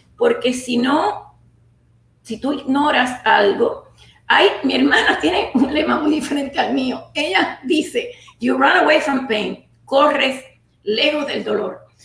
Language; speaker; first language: Spanish; native; Spanish